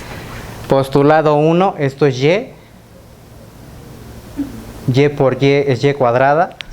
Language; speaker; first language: Spanish; native; Spanish